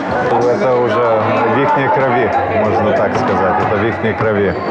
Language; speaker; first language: Russian; early bilingual, heritage; Russian